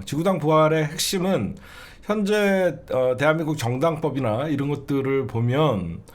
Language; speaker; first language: Korean; native; Korean